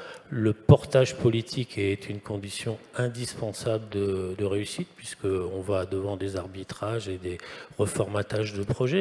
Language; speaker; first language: French; native; French